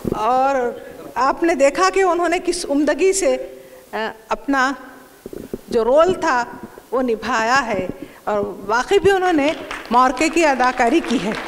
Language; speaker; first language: Urdu; native; Urdu